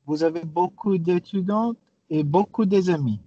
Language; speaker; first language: French; non-native, learner; Arabic